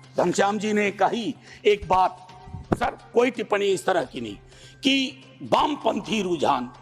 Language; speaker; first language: Hindi; native; Hindi